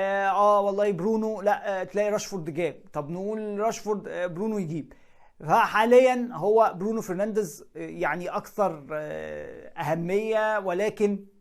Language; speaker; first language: Arabic; native; Arabic